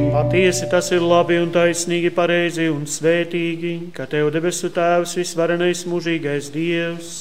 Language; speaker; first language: Latvian; native; Latvian